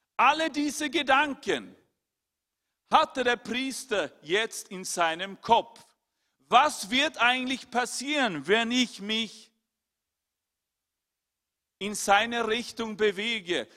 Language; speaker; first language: German; non-native, fluent; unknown